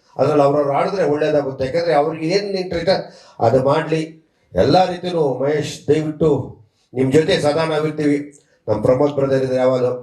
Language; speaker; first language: Kannada; native; Kannada